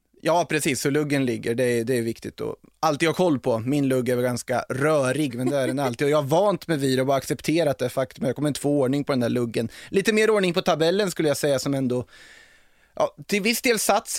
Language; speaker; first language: Swedish; native; Swedish